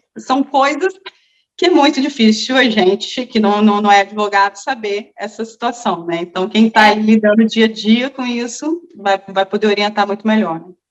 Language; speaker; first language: Portuguese; native; Portuguese